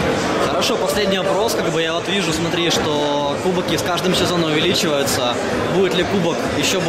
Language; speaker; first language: Russian; native; Russian